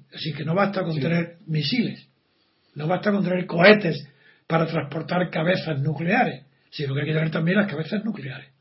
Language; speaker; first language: Spanish; native; Spanish